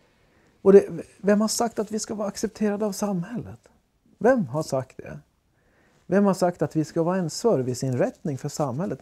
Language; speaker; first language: Swedish; early bilingual, other home language; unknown